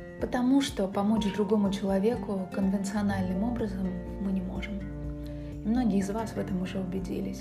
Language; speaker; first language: Russian; native; Russian